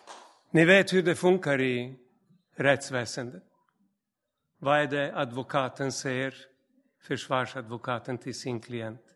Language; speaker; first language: Swedish; non-native, fluent; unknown